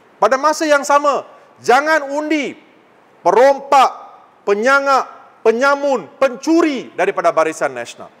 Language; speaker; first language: Malay; non-native, local second language; Tamil